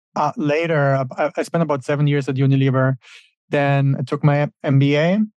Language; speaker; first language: English; non-native, fluent; German